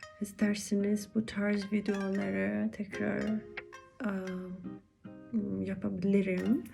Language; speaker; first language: Turkish; non-native, learner; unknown